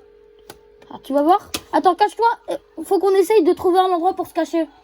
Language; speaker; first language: French; native; French